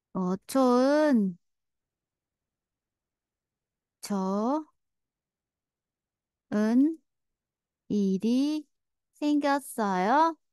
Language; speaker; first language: Korean; non-native, fluent; Vietnamese